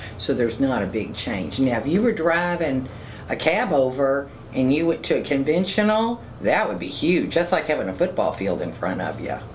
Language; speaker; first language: English; native; English